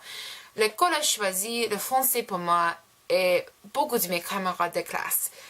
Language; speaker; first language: French; non-native, learner; English